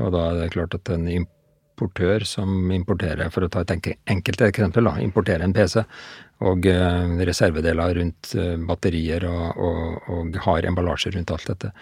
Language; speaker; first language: Norwegian; native; Norwegian